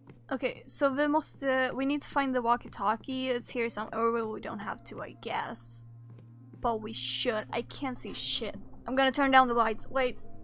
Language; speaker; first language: English; non-native, fluent; Swedish